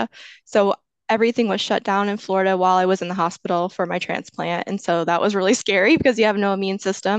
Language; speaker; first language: English; native; English